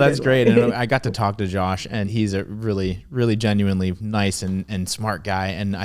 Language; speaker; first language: English; native; English